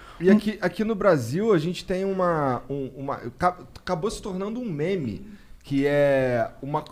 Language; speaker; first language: Portuguese; native; Portuguese